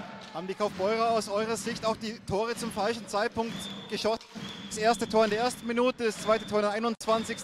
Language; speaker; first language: German; native; German